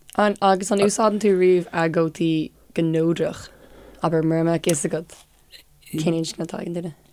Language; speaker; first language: Irish; non-native, local second language; English